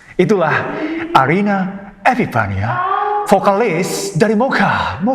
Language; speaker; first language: Indonesian; non-native, fluent; Japanese